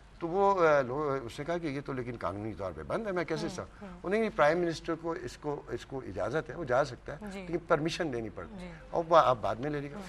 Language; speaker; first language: Urdu; native; Urdu